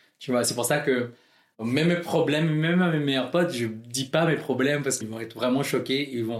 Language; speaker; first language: French; non-native, fluent; Filipino